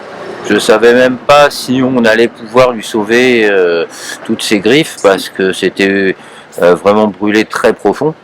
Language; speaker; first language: French; native; French